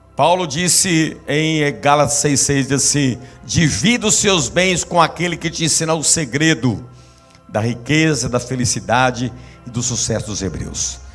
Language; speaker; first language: Portuguese; native; Portuguese